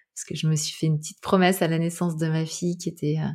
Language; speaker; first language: French; native; French